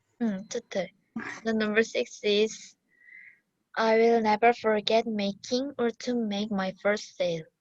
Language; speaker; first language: English; non-native, learner; Korean